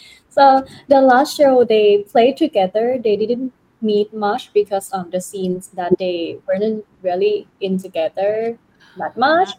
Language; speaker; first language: English; non-native, fluent; Thai